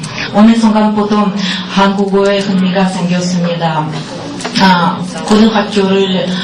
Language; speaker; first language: Korean; non-native, learner; Russian